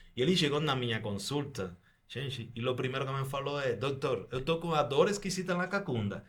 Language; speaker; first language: Portuguese; non-native, fluent; Spanish